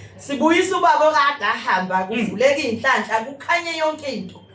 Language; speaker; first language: Zulu; native; Zulu